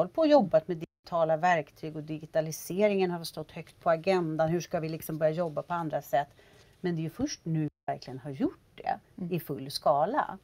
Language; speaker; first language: Swedish; native; Swedish